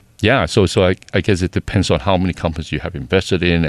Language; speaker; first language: English; non-native, local second language; Cantonese